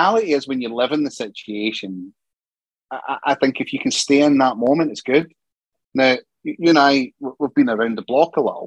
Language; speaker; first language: English; native; English